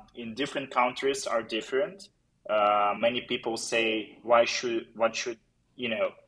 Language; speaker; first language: English; non-native, fluent; Ukrainian